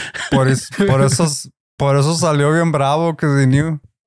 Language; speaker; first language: Spanish; early bilingual, heritage; Spanish